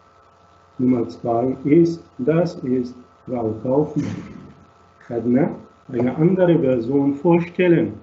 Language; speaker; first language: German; non-native, fluent; Arabic